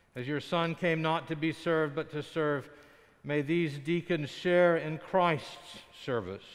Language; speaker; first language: English; native; English